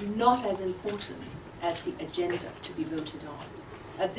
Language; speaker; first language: English; non-native, local second language; Chinese